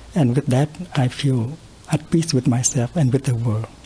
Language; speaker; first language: English; non-native, fluent; Vietnamese